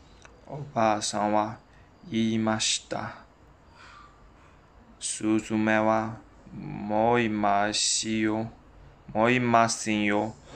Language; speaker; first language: Japanese; non-native, learner; Chinese